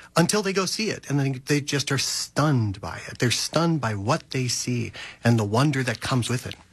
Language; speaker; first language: English; native; English